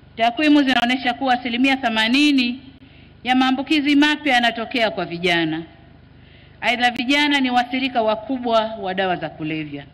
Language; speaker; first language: Swahili; native; Swahili